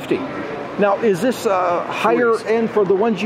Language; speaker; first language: English; native; English